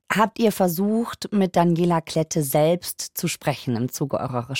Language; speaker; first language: German; native; German